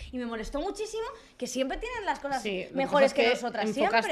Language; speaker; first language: Spanish; native; Spanish